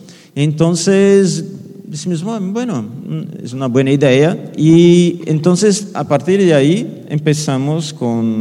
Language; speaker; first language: Spanish; non-native, fluent; Portuguese